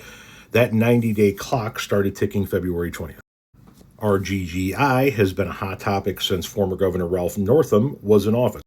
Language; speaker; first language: English; native; English